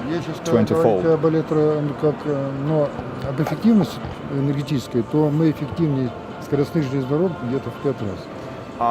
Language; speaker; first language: Russian; native; Russian